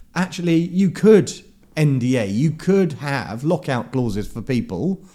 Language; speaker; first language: English; native; English